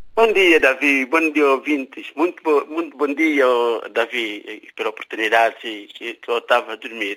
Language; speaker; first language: Portuguese; non-native, local second language; Upper Guinea Crioulo